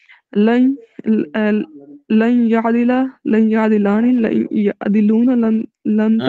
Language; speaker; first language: Arabic; non-native, learner; Urdu